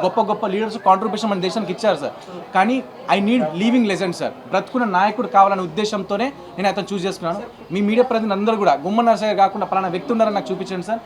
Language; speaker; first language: Telugu; native; Telugu